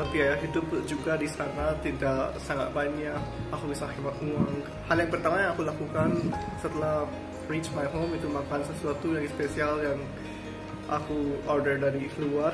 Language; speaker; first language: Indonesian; non-native, learner; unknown